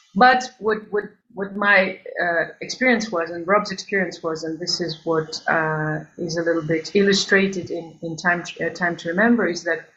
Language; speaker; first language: English; early bilingual, other home language; Albanian